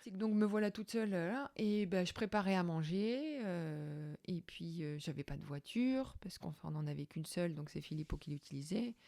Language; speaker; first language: French; native; French